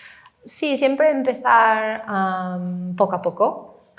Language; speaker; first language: Spanish; non-native, fluent; English